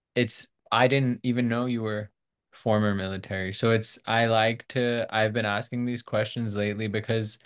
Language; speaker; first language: English; non-native, local second language; Urdu